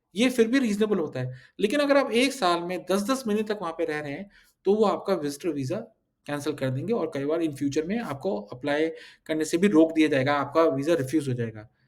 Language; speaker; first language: Hindi; early bilingual, heritage; Hindi